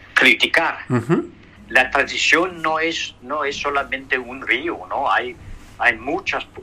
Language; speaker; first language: Spanish; non-native, fluent; Danish